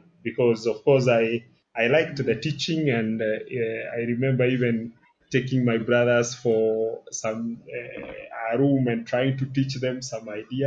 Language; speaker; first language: English; non-native, local second language; Kikuyu